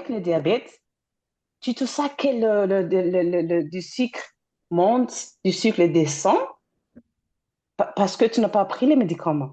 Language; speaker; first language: French; non-native, fluent; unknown